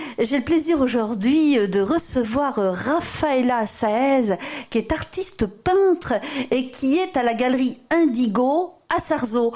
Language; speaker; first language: French; native; French